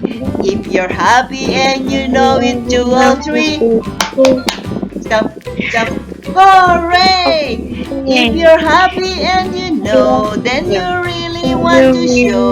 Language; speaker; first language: English; non-native, learner; Thai